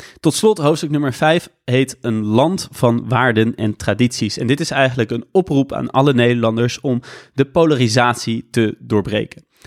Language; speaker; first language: Dutch; native; Dutch